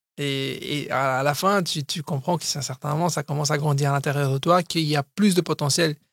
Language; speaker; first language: French; early bilingual, other home language; Portuguese